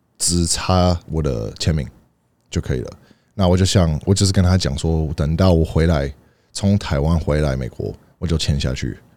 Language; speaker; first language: Chinese; early bilingual, heritage; Chinese